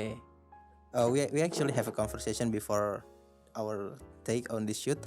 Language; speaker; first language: English; non-native, learner; Indonesian